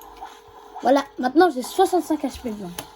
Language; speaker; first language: French; native; French